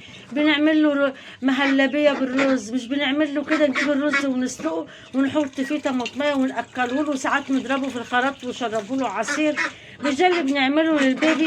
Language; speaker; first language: Arabic; native; Arabic